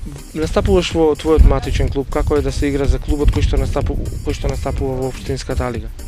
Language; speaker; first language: Macedonian; native; Macedonian